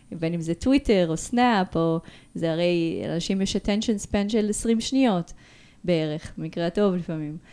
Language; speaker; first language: Hebrew; early bilingual, other home language; Russian